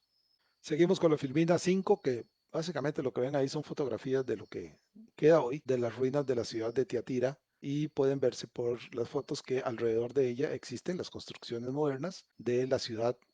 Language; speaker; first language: Spanish; native; Spanish